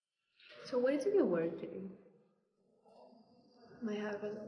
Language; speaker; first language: English; non-native, fluent; Russian